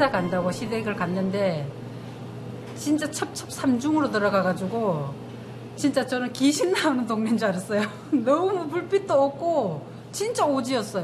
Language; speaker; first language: Korean; native; Korean